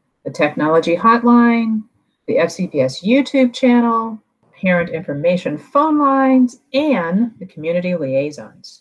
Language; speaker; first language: English; native; English